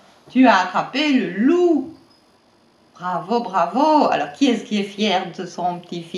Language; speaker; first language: French; native; French